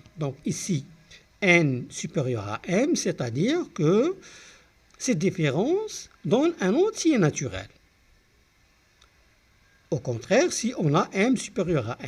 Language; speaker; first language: French; non-native, local second language; Arabic